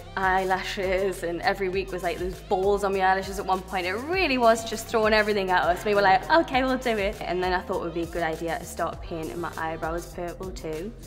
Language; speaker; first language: English; native; English